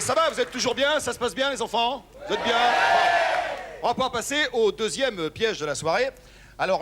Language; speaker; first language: French; native; French